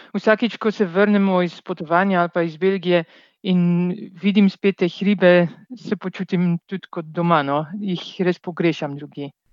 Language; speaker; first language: Slovenian; non-native, fluent; Dutch